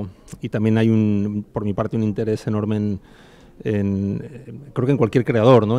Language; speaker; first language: Spanish; native; Spanish